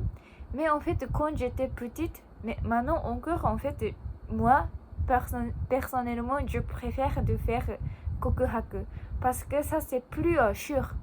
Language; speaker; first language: French; non-native, learner; Japanese